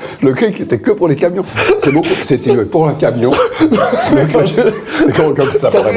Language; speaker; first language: French; native; French